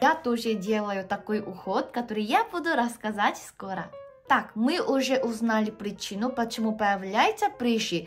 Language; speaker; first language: Russian; non-native, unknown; Korean